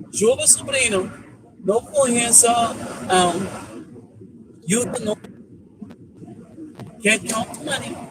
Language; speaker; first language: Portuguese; non-native, learner; English